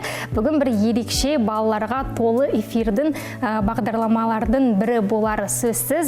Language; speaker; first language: Kazakh; native; Kazakh